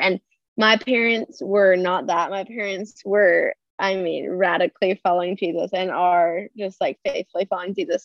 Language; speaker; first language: English; native; English